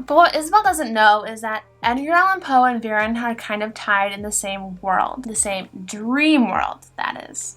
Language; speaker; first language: English; native; English